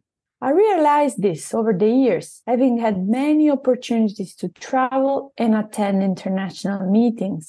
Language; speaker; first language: English; non-native, fluent; Italian